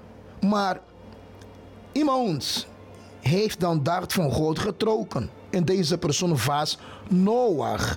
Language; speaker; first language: Dutch; non-native, fluent; Portuguese